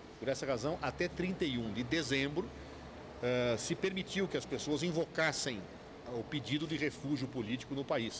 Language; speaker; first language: Portuguese; native; Portuguese